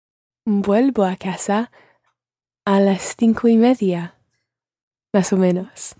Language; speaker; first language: Spanish; non-native, learner; English